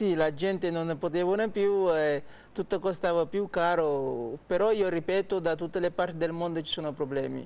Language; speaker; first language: Italian; non-native, fluent; Wolof